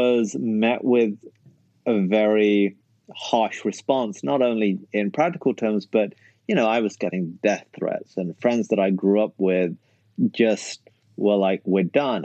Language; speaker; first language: English; native; English